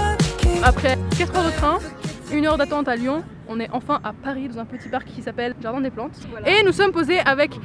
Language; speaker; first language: French; native; French